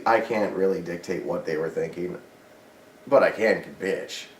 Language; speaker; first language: English; native; English